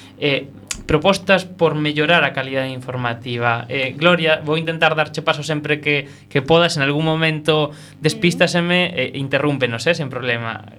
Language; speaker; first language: Galician; native; Galician